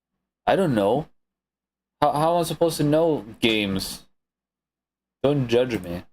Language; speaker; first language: English; non-native, fluent; German